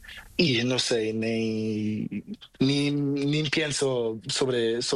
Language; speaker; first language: Spanish; non-native, learner; Portuguese